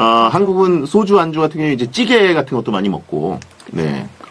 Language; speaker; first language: Korean; native; Korean